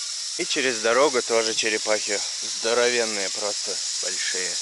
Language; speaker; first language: Russian; native; Russian